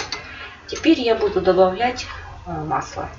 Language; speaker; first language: Russian; native; Russian